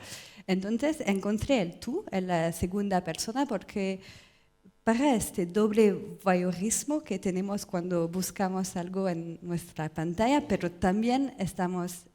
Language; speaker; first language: Spanish; non-native, learner; French